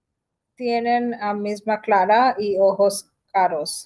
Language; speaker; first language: Spanish; non-native, learner; Bangla